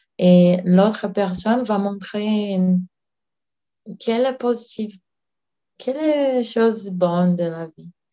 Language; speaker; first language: French; non-native, learner; Portuguese